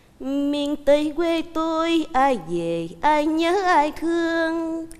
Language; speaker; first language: Vietnamese; native; Vietnamese